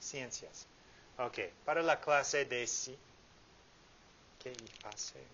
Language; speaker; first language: Spanish; non-native, fluent; English